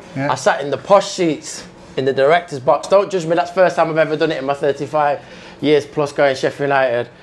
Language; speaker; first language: English; native; English